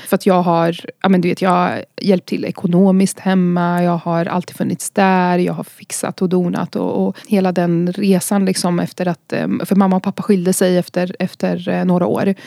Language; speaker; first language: Swedish; early bilingual, other home language; Arabic